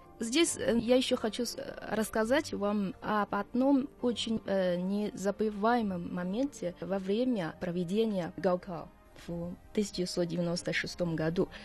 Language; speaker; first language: Russian; non-native, fluent; Chinese